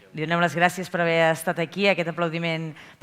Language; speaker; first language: Catalan; native; Catalan